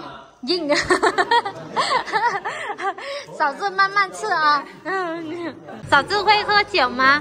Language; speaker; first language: Chinese; non-native, fluent; Vietnamese